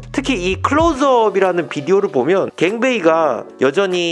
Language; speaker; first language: Korean; native; Korean